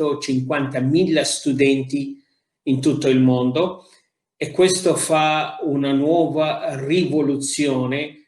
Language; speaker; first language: Italian; non-native, fluent; Arabic